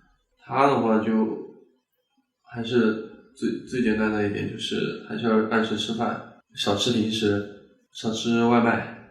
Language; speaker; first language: Chinese; native; Chinese